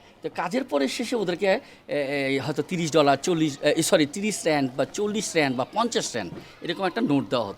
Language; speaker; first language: Bangla; native; Bangla